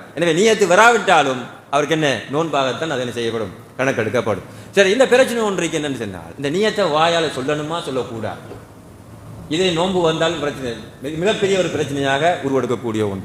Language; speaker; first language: Tamil; native; Tamil